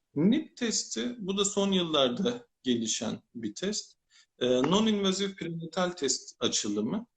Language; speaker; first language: Turkish; native; Turkish